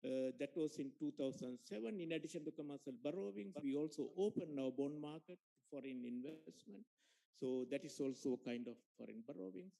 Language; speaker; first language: English; non-native, local second language; Sinhala